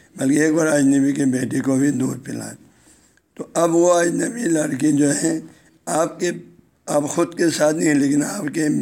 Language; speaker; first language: Urdu; non-native, local second language; Balti